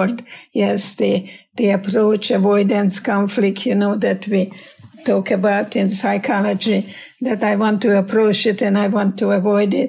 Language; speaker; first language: English; non-native, fluent; Hungarian